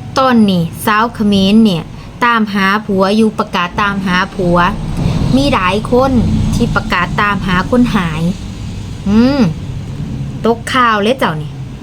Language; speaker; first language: Thai; non-native, local second language; Lao